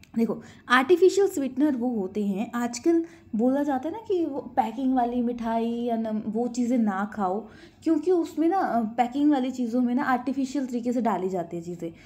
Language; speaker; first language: Hindi; native; Hindi